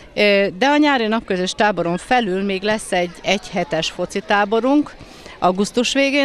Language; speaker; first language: Hungarian; native; Hungarian